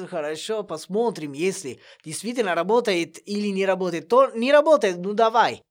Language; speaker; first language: Russian; non-native, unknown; Italian